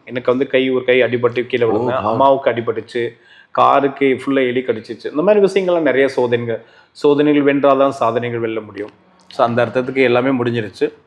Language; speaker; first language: Tamil; native; Tamil